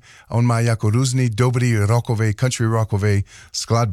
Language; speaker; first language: Czech; non-native, learner; English